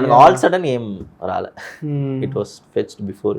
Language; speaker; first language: Telugu; early bilingual, heritage; Telugu